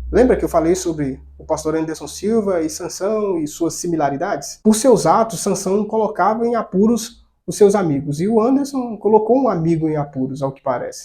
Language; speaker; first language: Portuguese; native; Portuguese